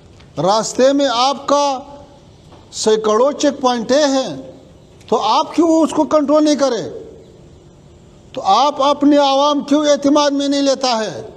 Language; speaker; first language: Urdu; non-native, fluent; Pashto